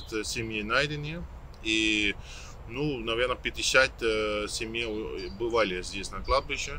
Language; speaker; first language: Russian; non-native, fluent; Dutch